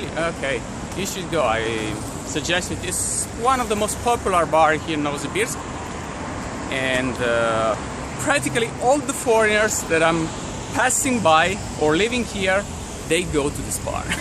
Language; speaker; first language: English; non-native, fluent; Italian